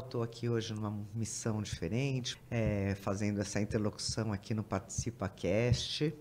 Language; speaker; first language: Portuguese; native; Portuguese